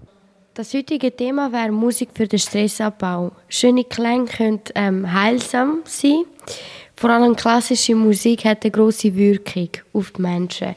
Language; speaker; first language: German; non-native, learner; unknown